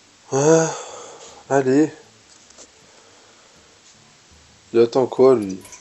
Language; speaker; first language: French; native; French